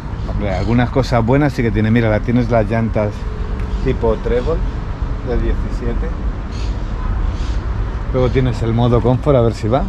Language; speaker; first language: Spanish; native; Spanish